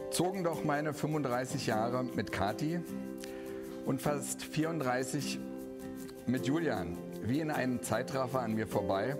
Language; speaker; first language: German; native; German